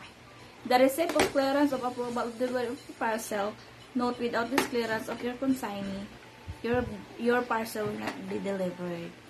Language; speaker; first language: English; non-native, local second language; Filipino